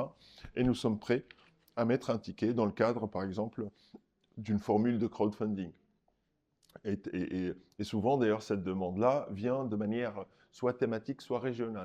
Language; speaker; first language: French; non-native, local second language; Arabic